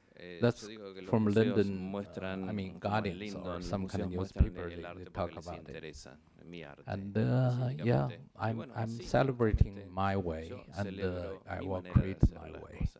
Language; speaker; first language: English; non-native, learner; Chinese